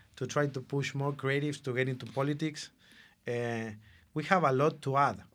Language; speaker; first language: English; non-native, fluent; Spanish